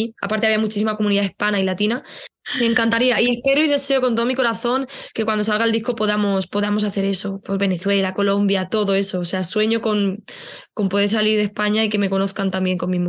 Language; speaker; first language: Spanish; native; Spanish